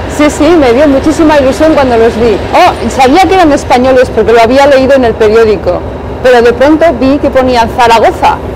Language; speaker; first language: Spanish; native; Spanish